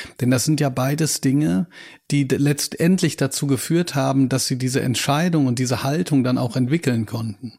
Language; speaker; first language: German; native; German